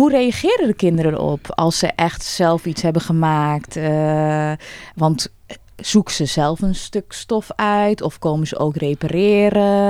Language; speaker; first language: Dutch; native; Dutch